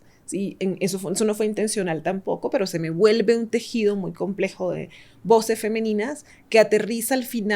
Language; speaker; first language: Spanish; native; Spanish